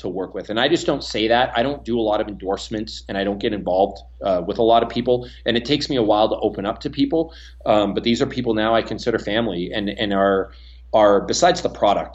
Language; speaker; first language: English; native; English